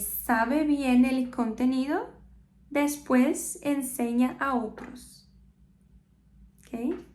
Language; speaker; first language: Spanish; non-native, fluent; Portuguese